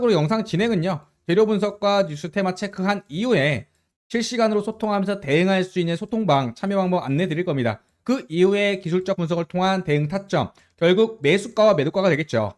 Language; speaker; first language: Korean; native; Korean